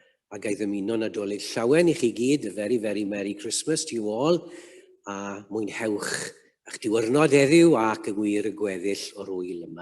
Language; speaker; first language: Welsh; native; Welsh